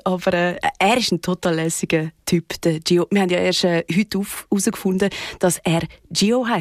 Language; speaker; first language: German; native; German